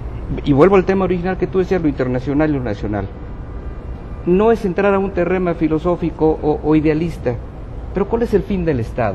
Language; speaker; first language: Spanish; native; Spanish